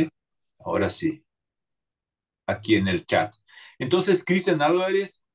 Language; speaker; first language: Spanish; non-native, fluent; Portuguese